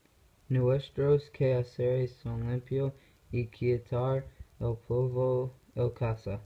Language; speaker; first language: Spanish; non-native, learner; English